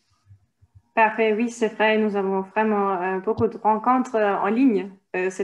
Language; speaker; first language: French; non-native, fluent; German